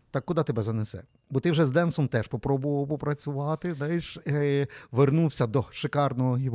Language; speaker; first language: Ukrainian; native; Ukrainian